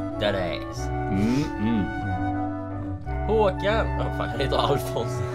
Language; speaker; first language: Swedish; native; Swedish